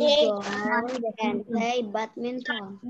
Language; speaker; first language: English; non-native, learner; Indonesian